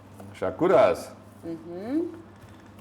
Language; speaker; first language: German; native; German